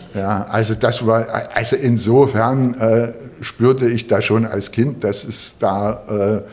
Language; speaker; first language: German; native; German